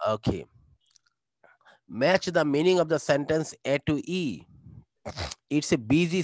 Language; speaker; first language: English; non-native, fluent; Bangla